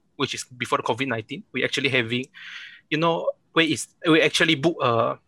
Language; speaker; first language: English; non-native, local second language; Chinese